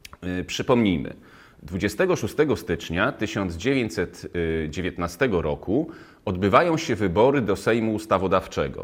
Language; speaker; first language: Polish; native; Polish